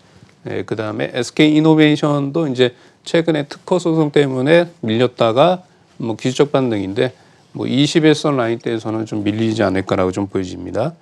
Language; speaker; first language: Korean; native; Korean